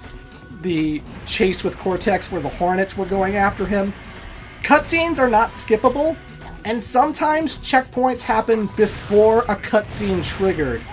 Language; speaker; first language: English; native; English